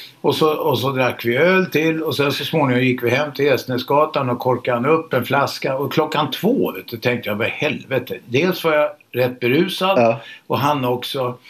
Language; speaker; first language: Swedish; native; Swedish